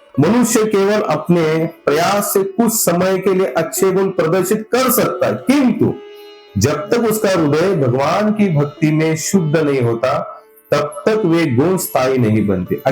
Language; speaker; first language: Hindi; non-native, local second language; Marathi